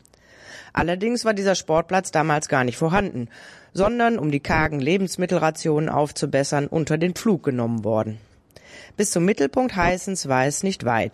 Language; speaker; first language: German; native; German